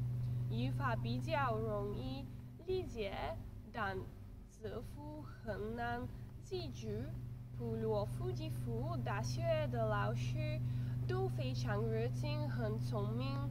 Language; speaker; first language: Chinese; non-native, learner; Bulgarian